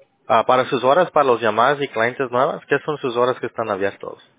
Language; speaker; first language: Spanish; early bilingual, heritage; Spanish